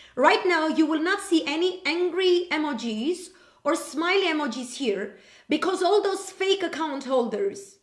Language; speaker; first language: English; non-native, fluent; Armenian